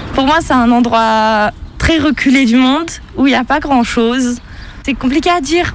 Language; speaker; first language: French; native; French